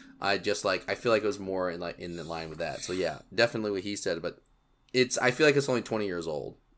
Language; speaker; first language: English; native; English